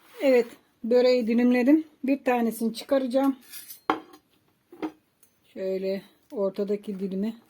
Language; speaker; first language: Turkish; native; Turkish